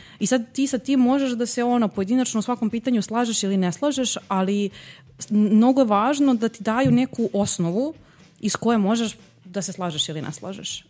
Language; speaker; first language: Serbian; native; Serbian